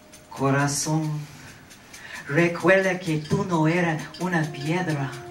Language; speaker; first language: Spanish; early bilingual, heritage; Spanish